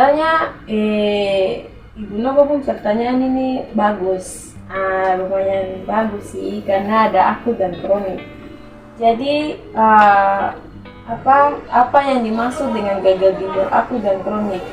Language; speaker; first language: Indonesian; non-native, local second language; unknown